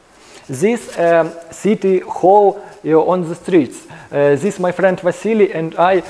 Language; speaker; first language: English; non-native, learner; Ukrainian